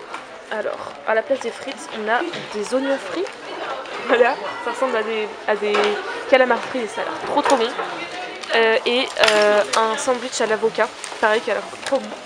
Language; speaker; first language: French; native; French